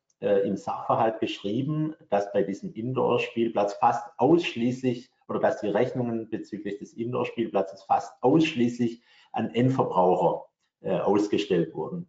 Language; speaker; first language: German; native; German